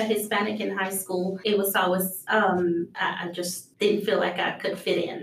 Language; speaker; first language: English; early bilingual, other home language; Spanish